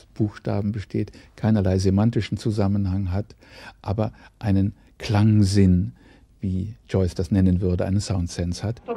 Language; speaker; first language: German; native; German